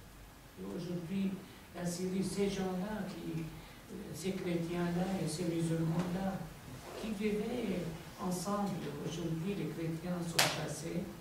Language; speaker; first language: French; non-native, fluent; Arabic